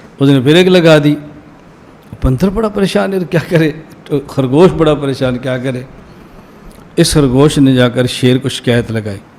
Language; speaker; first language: Urdu; non-native, local second language; Punjabi